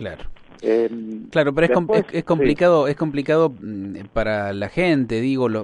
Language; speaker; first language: Spanish; native; Spanish